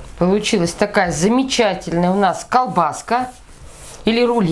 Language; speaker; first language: Russian; native; Russian